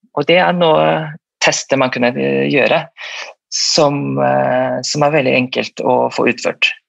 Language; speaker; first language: Norwegian; non-native, fluent; Malay